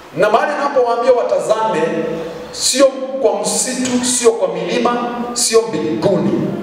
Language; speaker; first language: Swahili; non-native, local second language; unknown